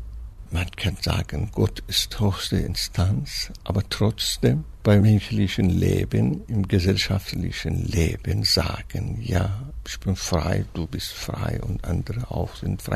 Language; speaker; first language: German; non-native, fluent; Persian